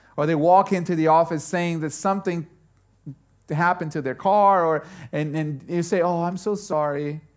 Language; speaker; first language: English; early bilingual, other home language; German